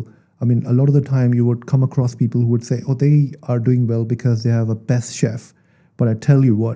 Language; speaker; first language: English; non-native, local second language; Urdu